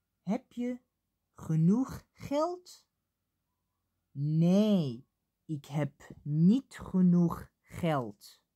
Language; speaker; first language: Dutch; non-native, fluent; Arabic